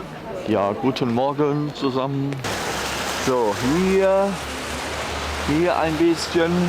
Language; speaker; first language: German; native; German